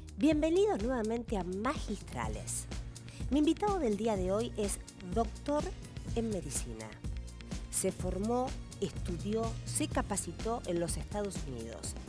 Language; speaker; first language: Spanish; native; Spanish